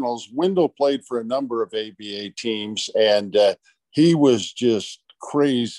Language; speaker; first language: English; native; English